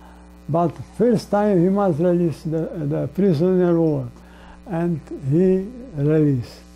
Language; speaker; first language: English; non-native, learner; Polish